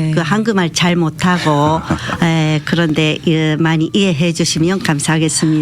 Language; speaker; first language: Korean; early bilingual, heritage; Japanese